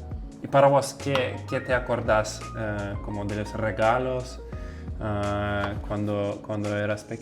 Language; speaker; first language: Spanish; non-native, fluent; Russian